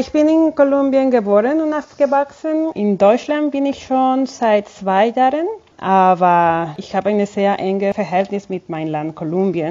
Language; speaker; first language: German; non-native, fluent; Spanish